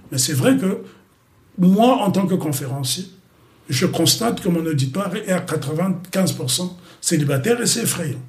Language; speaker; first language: French; non-native, local second language; Kongo